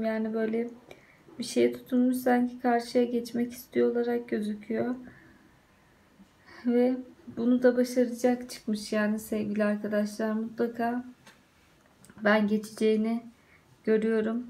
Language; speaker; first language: Turkish; native; Turkish